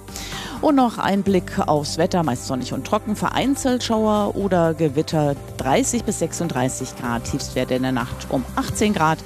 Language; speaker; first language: German; native; German